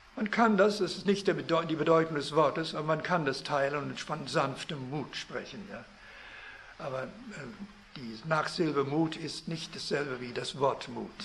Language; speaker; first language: German; early bilingual, heritage; German